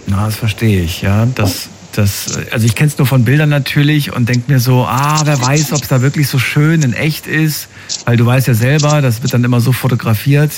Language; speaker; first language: German; native; German